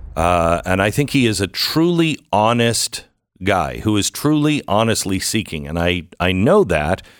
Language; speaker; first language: English; early bilingual, other home language; German